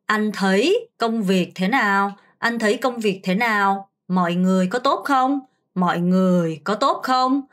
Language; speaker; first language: Vietnamese; non-native, fluent; Korean